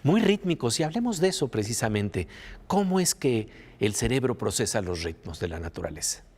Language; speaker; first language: Spanish; native; Spanish